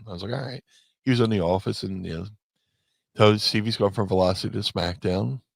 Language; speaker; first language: English; native; English